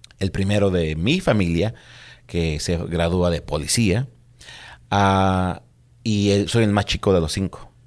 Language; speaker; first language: Spanish; native; Spanish